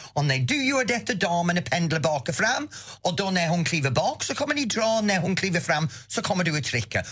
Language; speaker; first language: Swedish; non-native, fluent; English